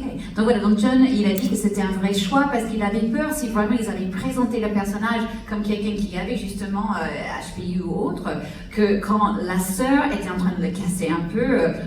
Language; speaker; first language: French; native; French